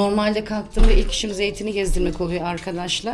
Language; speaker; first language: Turkish; native; Turkish